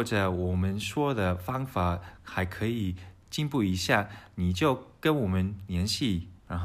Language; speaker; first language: Chinese; early bilingual, heritage; English